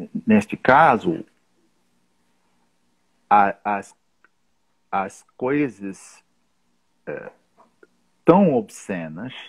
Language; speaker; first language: Portuguese; non-native, fluent; English